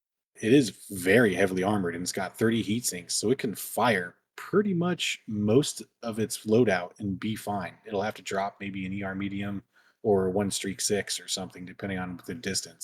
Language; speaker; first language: English; native; English